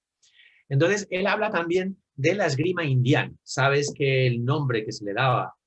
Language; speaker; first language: Spanish; native; Spanish